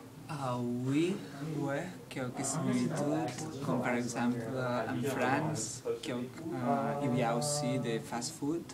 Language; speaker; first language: French; non-native, learner; Catalan